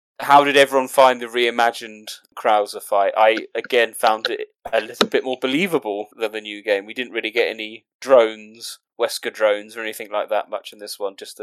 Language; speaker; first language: English; native; English